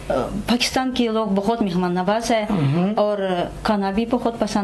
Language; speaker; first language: Hindi; non-native, fluent; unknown